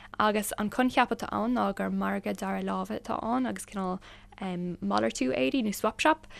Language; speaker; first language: Irish; non-native, local second language; English